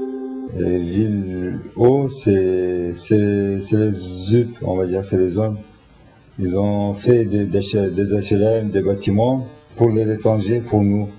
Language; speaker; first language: French; non-native, learner; Turkish